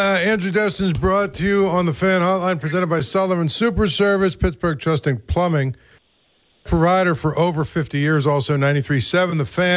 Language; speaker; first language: English; native; English